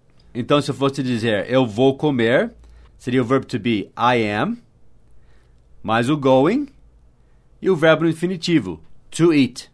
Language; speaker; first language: Portuguese; non-native, fluent; English